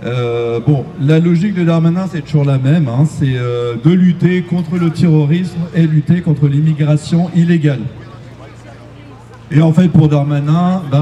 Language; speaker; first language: French; native; French